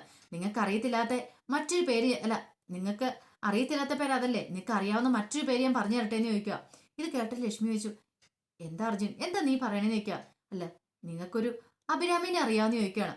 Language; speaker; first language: Malayalam; native; Malayalam